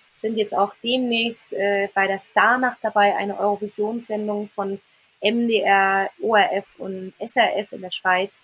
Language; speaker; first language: German; native; German